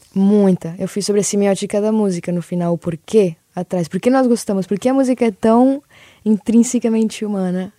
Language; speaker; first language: Portuguese; early bilingual, other home language; Spanish